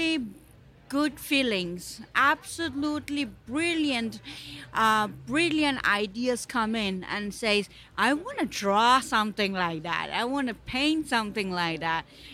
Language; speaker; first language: English; non-native, local second language; Bangla